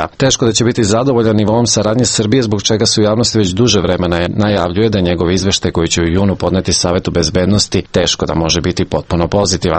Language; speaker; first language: Serbian; native; Serbian